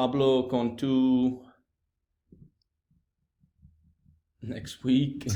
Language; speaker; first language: Spanish; non-native, learner; English